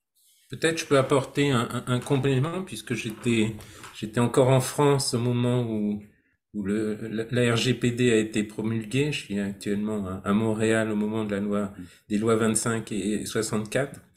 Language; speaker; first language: French; native; French